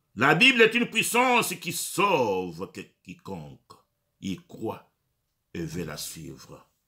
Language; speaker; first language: French; non-native, local second language; Lingala